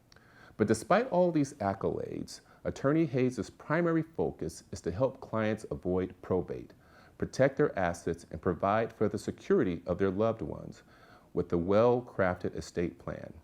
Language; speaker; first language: English; native; English